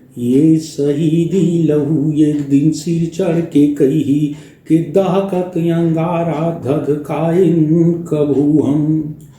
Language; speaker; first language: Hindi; native; Hindi